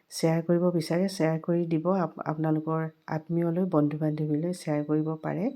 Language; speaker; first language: Assamese; native; Assamese